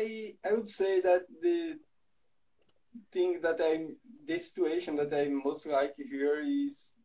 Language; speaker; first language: English; non-native, learner; Portuguese